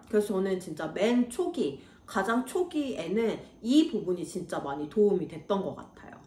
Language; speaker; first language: Korean; native; Korean